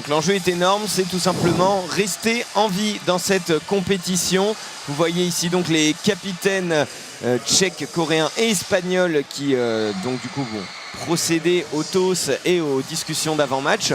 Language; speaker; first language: French; native; French